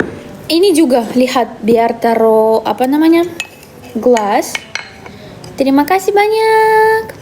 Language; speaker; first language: Indonesian; non-native, fluent; Russian